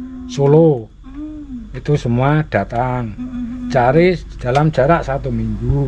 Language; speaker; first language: Indonesian; non-native, local second language; Javanese